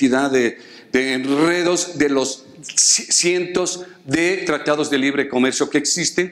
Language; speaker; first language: Spanish; native; Spanish